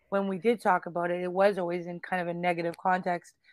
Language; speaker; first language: English; native; English